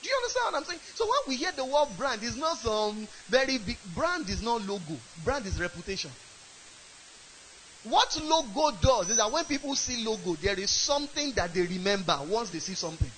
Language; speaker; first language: English; non-native, local second language; Yoruba